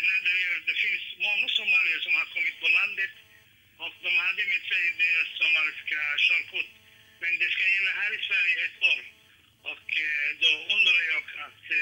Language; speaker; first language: Swedish; non-native, learner; Somali